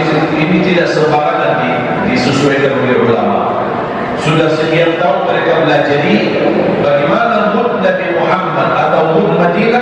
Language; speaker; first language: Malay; non-native, fluent; Arabic